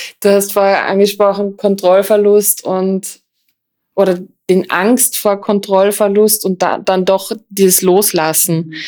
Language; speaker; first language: German; native; German